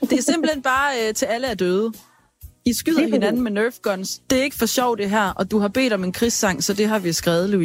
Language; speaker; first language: Danish; native; Danish